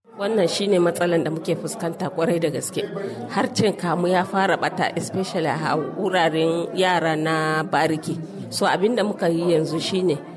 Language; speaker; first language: Hausa; non-native, local second language; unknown